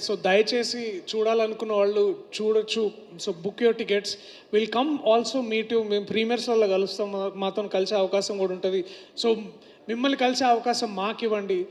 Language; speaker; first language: Telugu; native; Telugu